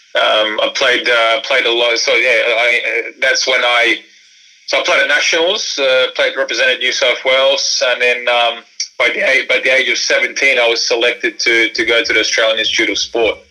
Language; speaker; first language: English; early bilingual, other home language; Croatian